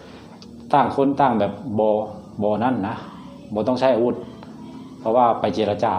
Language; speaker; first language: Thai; non-native, local second language; Lao